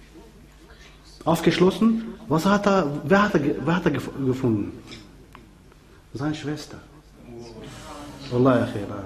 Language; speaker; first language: German; non-native, fluent; Arabic